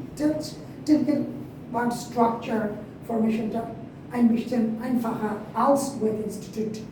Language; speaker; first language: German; non-native, learner; Bangla